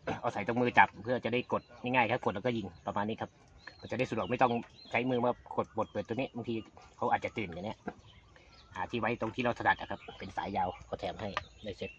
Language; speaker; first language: Thai; native; Thai